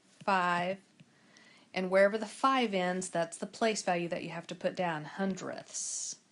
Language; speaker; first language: English; native; English